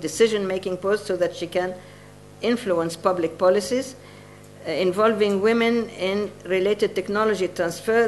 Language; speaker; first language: English; non-native, fluent; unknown